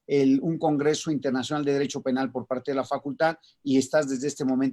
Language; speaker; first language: Spanish; native; Spanish